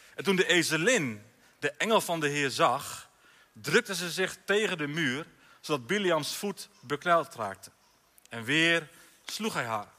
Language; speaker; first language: Dutch; native; Dutch